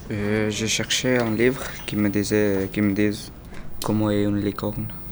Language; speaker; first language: French; non-native, learner; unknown